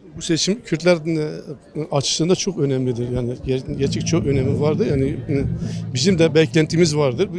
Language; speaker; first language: Turkish; non-native, local second language; Kurdish